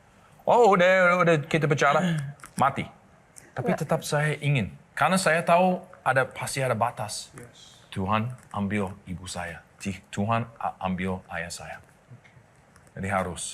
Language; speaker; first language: Indonesian; non-native, learner; English